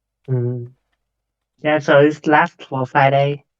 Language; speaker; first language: English; non-native, learner; Vietnamese